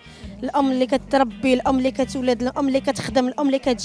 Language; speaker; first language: Arabic; native; Arabic